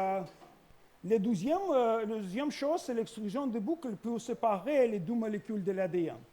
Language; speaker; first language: French; non-native, learner; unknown